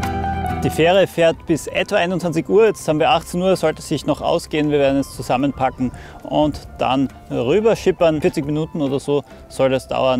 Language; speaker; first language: German; native; German